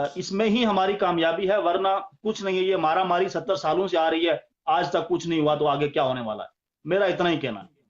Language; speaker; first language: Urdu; non-native, local second language; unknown